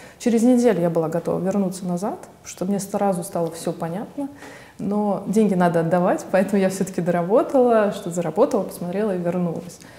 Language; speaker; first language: Russian; native; Russian